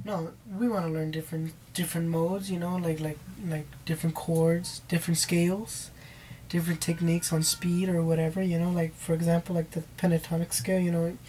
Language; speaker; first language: English; early bilingual, other home language; Spanish